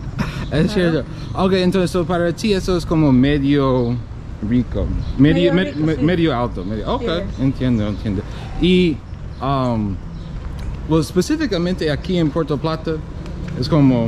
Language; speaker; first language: Spanish; non-native, learner; English